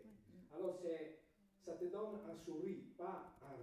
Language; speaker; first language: French; non-native, fluent; Italian